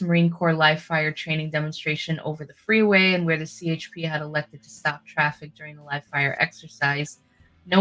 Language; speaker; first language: English; native; English